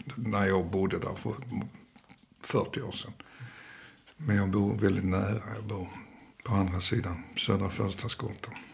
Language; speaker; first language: Swedish; early bilingual, other home language; Danish